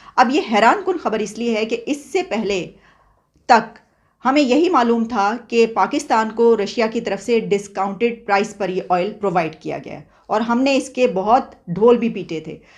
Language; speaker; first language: Urdu; native; Urdu